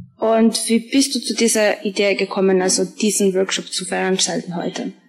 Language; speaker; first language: German; non-native, fluent; Serbian